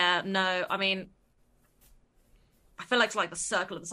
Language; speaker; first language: English; native; English